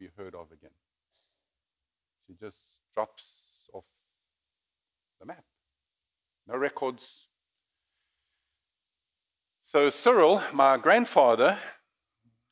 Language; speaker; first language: English; native; English